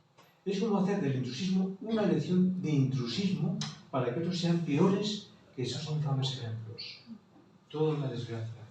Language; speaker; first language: Spanish; native; Spanish